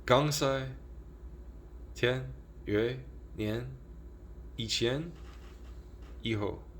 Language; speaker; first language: Chinese; non-native, learner; English